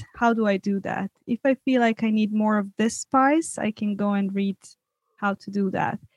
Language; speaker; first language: English; non-native, fluent; Serbian